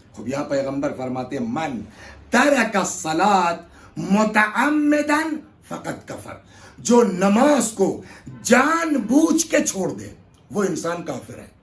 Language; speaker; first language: Urdu; native; Urdu